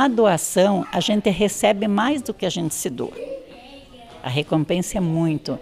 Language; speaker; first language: Portuguese; native; Portuguese